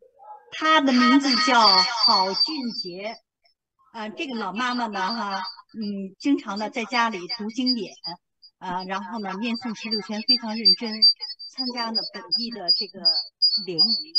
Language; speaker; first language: Chinese; native; Chinese